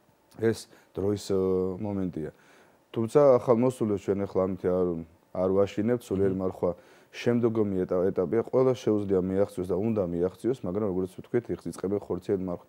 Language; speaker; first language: Georgian; native; Georgian